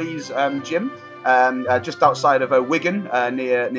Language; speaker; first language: English; native; English